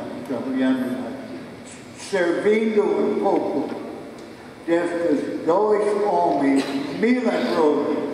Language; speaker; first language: Portuguese; non-native, fluent; English